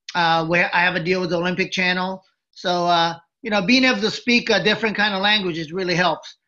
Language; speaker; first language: English; early bilingual, other home language; Japanese